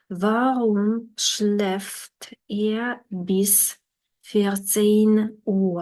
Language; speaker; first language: German; non-native, fluent; Ukrainian